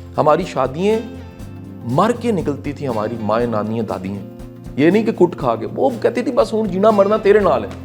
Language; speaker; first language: Urdu; non-native, local second language; Punjabi